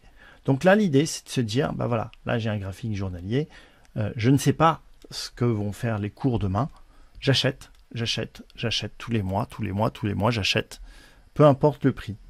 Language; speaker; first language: French; native; French